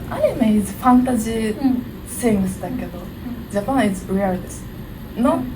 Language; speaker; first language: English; non-native, learner; Japanese